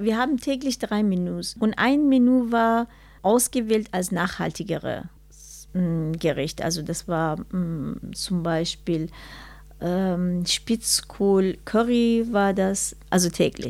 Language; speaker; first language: German; non-native, learner; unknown